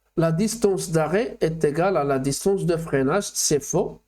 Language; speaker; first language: French; non-native, local second language; Arabic